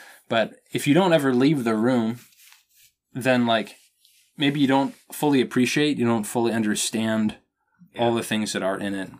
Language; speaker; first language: English; native; English